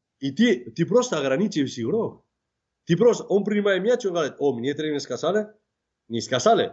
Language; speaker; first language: Russian; non-native, fluent; Spanish